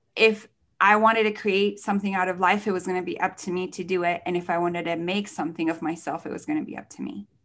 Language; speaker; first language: English; early bilingual, other home language; Spanish